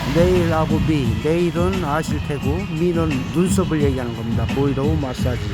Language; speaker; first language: Korean; native; Korean